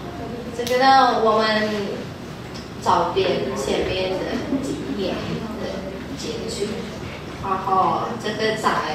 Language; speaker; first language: Chinese; non-native, learner; Indonesian